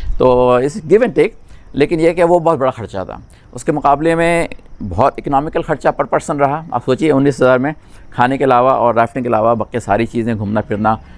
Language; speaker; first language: Urdu; native; Urdu